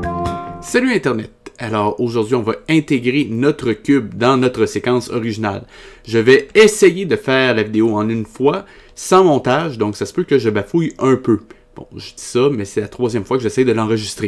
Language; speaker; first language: French; native; French